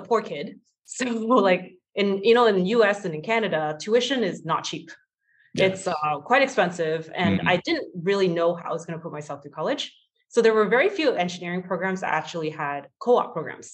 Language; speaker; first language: English; native; English